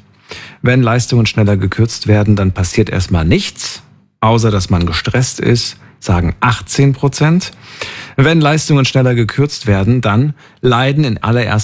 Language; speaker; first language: German; native; German